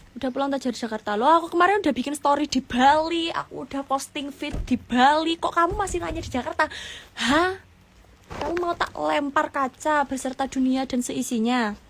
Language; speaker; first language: Indonesian; non-native, local second language; Javanese